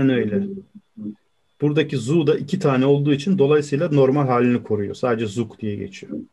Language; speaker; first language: Turkish; native; Turkish